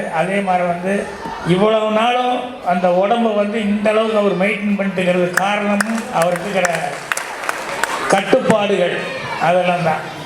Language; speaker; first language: Tamil; native; Tamil